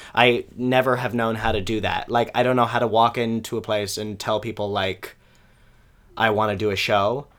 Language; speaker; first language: English; native; English